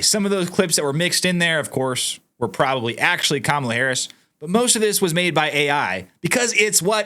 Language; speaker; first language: English; native; English